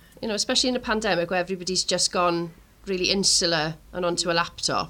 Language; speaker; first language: English; native; English